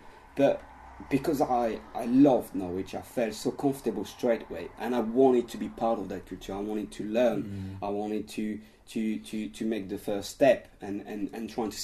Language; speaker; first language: English; non-native, fluent; French